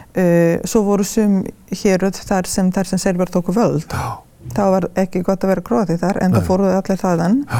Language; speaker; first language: Icelandic; non-native, fluent; Serbian